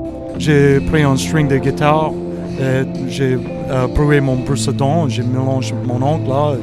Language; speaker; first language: French; non-native, learner; English